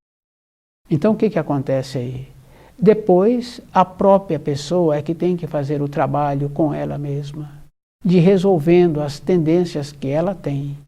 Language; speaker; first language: Portuguese; native; Portuguese